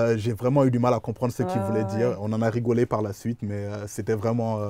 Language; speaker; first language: French; native; French